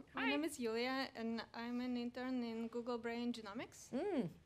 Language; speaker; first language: English; non-native, fluent; Spanish